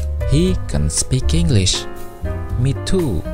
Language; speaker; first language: English; non-native, fluent; Indonesian